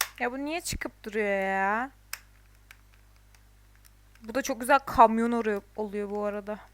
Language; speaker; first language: Turkish; native; Turkish